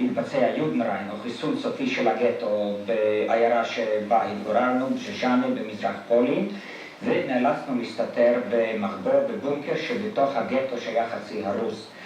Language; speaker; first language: Hebrew; non-native, fluent; Polish